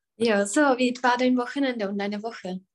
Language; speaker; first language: German; non-native, fluent; Czech